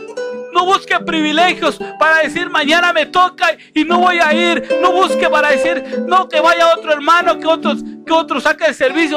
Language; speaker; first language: Spanish; native; Spanish